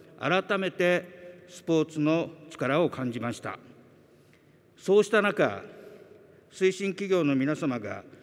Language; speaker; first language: Japanese; native; Japanese